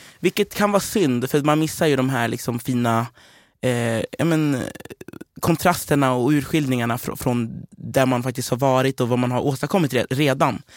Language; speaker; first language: Swedish; early bilingual, other home language; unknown